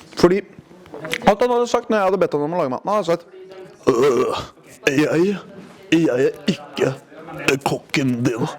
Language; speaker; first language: Norwegian; native; Norwegian